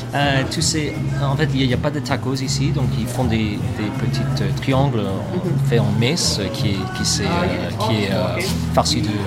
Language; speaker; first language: French; non-native, fluent; English